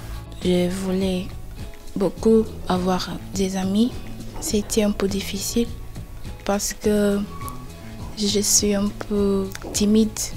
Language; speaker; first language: French; non-native, learner; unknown